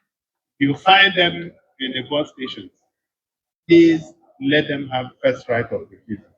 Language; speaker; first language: English; non-native, local second language; Igbo